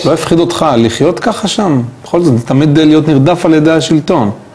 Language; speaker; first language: Hebrew; native; Hebrew